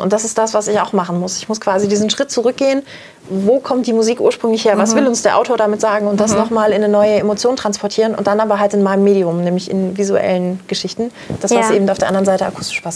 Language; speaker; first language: German; native; German